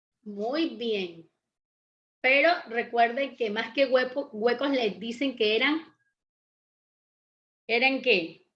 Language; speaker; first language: Spanish; native; Spanish